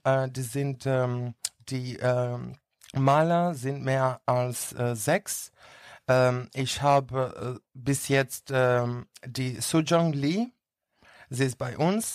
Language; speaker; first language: German; non-native, learner; Greek